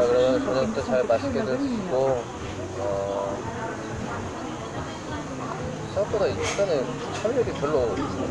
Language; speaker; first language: Korean; native; Korean